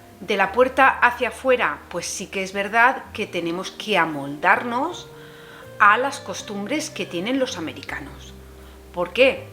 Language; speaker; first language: Spanish; native; Spanish